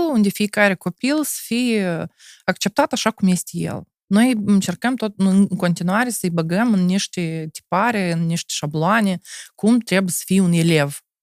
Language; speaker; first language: Romanian; non-native, local second language; Russian